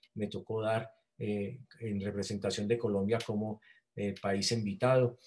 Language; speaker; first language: Spanish; native; Spanish